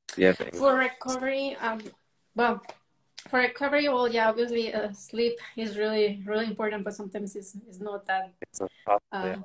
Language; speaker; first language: English; non-native, fluent; Spanish